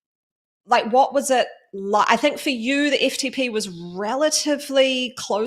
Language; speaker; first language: English; native; English